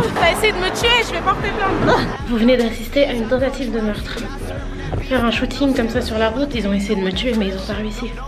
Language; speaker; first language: French; native; French